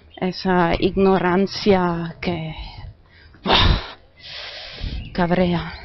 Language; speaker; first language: Spanish; non-native, fluent; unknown